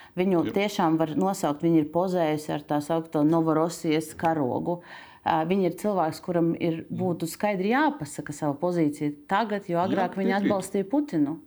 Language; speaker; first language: Latvian; native; Latvian